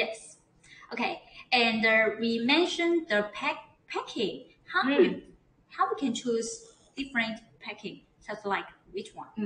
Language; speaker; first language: English; non-native, learner; Chinese